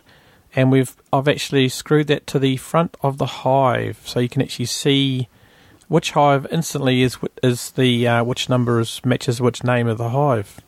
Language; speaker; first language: English; native; English